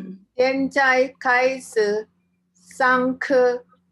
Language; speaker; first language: Chinese; non-native, learner; Indonesian